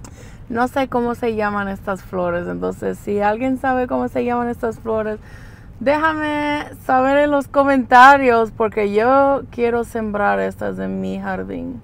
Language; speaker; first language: Spanish; early bilingual, heritage; English